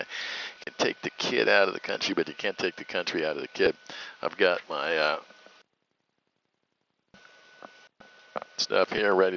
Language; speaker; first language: English; native; English